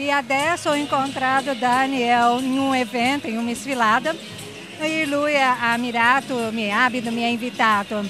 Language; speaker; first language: Italian; non-native, learner; Portuguese